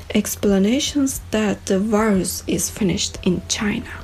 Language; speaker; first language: English; non-native, learner; Turkish